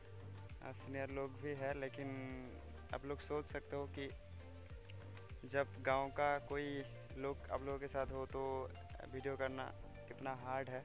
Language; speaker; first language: Hindi; non-native, local second language; Bangla